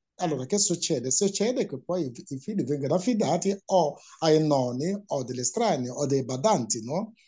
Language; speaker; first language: Italian; non-native, fluent; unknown